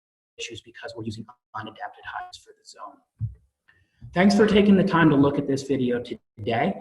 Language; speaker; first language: English; native; English